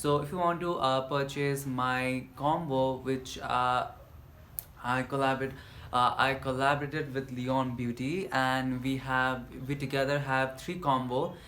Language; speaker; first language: English; non-native, local second language; Nepali